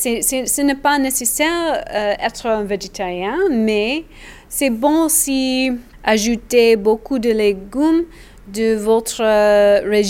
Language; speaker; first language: French; non-native, learner; English